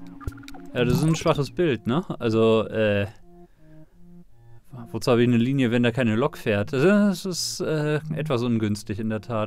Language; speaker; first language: German; native; German